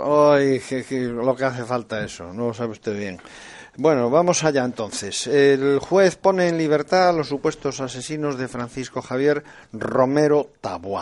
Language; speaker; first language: Spanish; native; Spanish